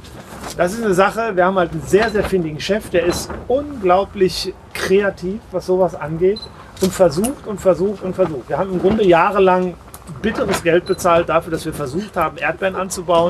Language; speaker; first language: German; native; German